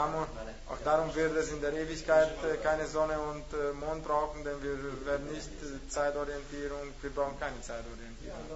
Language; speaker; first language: German; non-native, learner; Hungarian